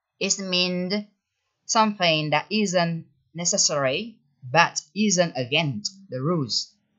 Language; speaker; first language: English; non-native, fluent; Vietnamese